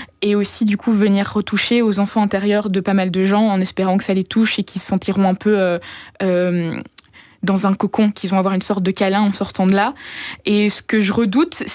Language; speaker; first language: French; native; French